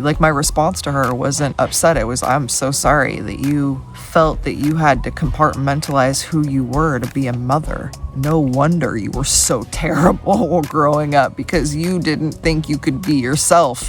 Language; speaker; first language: English; native; English